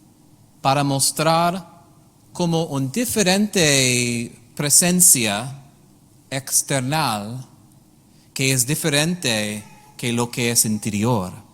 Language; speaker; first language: Spanish; non-native, learner; English